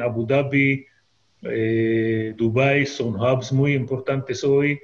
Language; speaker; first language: Spanish; non-native, fluent; Hebrew